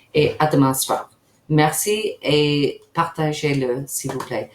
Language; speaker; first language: French; non-native, fluent; English